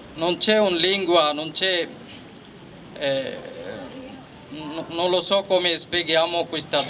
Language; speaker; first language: Italian; non-native, learner; Bangla